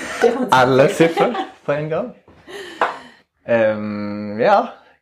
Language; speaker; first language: Swedish; non-native, fluent; English